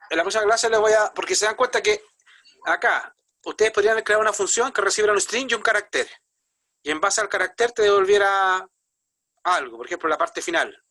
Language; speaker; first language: Spanish; native; Spanish